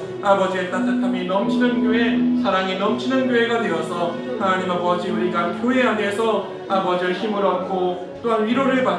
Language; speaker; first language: Korean; native; Korean